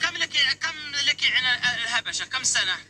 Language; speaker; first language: Arabic; native; Arabic